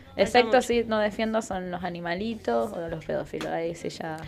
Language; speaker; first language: Spanish; native; Spanish